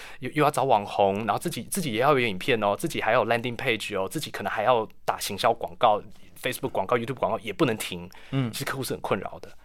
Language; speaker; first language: Chinese; native; Chinese